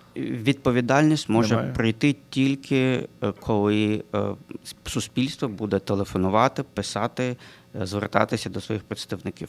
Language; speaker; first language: Ukrainian; non-native, local second language; Russian